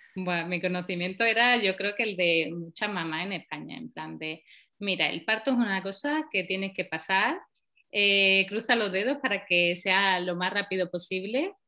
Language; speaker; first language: Spanish; native; Spanish